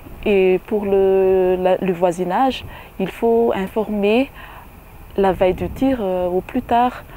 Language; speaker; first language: French; non-native, local second language; Malagasy